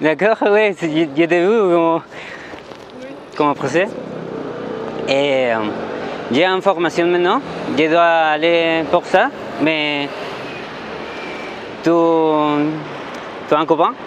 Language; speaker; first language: French; non-native, learner; Spanish